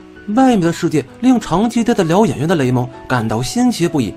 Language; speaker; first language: Chinese; native; Chinese